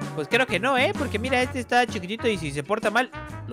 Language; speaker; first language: Spanish; native; Spanish